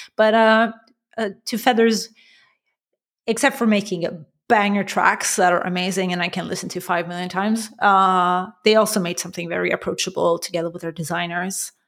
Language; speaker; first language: English; non-native, fluent; Persian